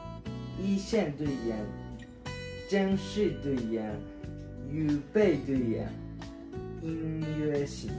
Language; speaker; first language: Chinese; non-native, learner; Japanese